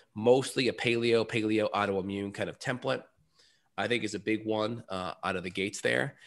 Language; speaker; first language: English; native; English